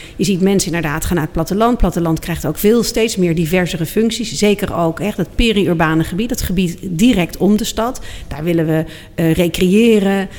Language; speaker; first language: Dutch; native; Dutch